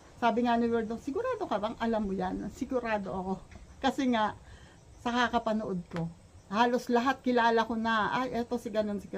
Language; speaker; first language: Filipino; native; Filipino